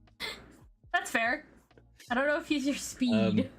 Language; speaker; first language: English; native; English